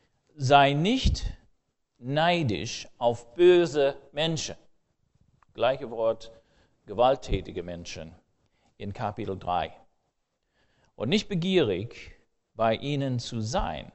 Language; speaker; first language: German; non-native, fluent; English